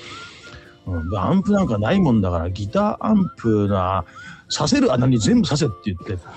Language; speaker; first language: Japanese; native; Japanese